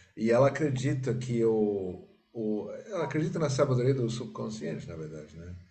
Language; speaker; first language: Portuguese; non-native, fluent; English